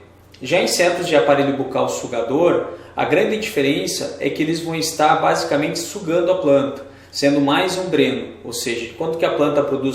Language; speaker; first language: Portuguese; native; Portuguese